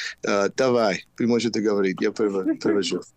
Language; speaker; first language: Russian; non-native, learner; English